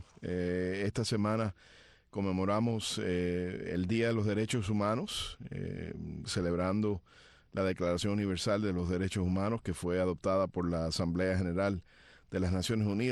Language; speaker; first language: Spanish; early bilingual, heritage; Spanish